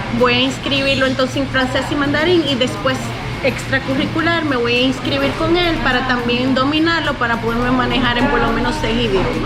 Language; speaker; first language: Spanish; early bilingual, other home language; English